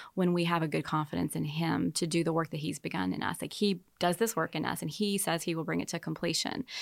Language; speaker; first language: English; native; English